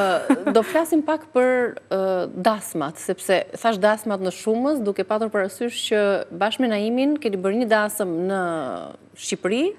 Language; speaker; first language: Albanian; native; Albanian